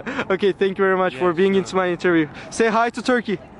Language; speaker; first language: English; non-native, learner; Turkish